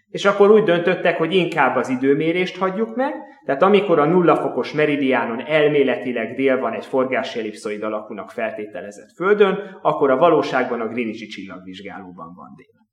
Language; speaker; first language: Hungarian; native; Hungarian